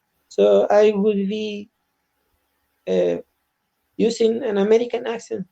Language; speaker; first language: English; non-native, learner; Spanish